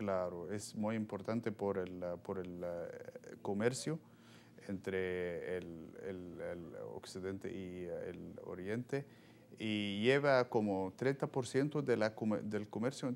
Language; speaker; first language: Spanish; non-native, fluent; Arabic